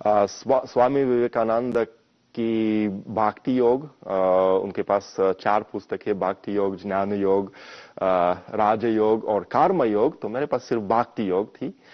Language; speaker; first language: Hindi; non-native, fluent; Russian